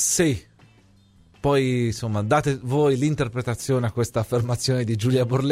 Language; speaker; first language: Italian; native; Italian